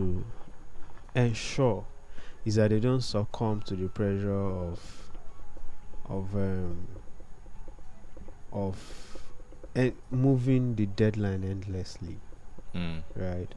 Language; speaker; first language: English; non-native, local second language; Yoruba